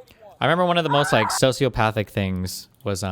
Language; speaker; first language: English; native; English